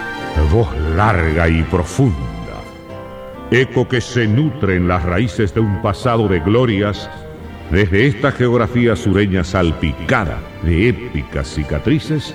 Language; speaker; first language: Spanish; native; Spanish